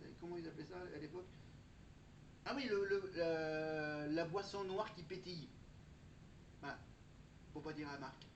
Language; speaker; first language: French; native; French